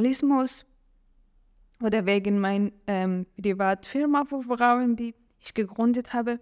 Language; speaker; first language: German; non-native, learner; Persian